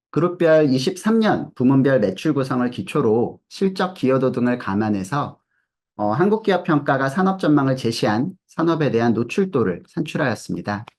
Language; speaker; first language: Korean; native; Korean